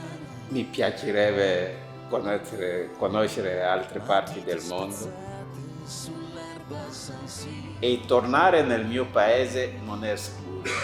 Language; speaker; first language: Italian; non-native, fluent; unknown